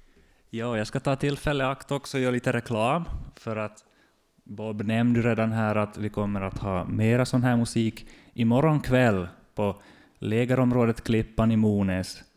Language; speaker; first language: Swedish; native; Swedish